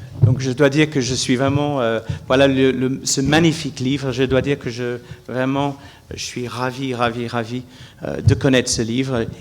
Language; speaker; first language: French; non-native, fluent; English